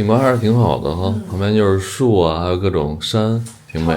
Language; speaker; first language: Chinese; native; Chinese